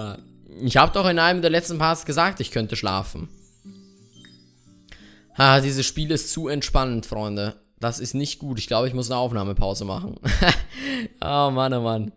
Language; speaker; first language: German; native; German